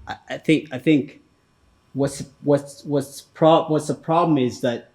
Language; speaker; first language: English; non-native, fluent; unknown